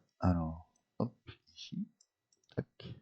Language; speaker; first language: French; native; French